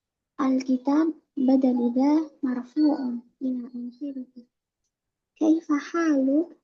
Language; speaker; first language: Arabic; non-native, learner; Indonesian